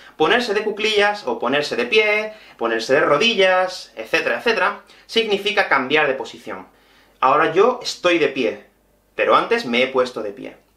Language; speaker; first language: Spanish; native; Spanish